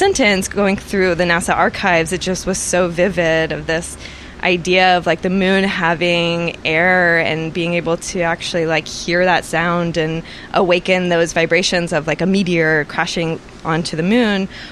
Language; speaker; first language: English; native; English